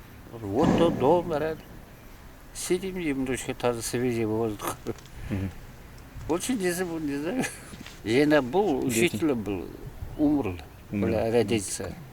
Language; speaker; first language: Russian; non-native, local second language; Kara-Kalpak